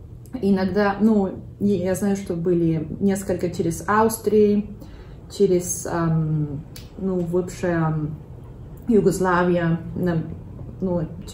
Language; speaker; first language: Russian; early bilingual, heritage; Russian